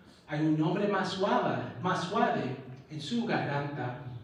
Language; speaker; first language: Spanish; early bilingual, heritage; Spanish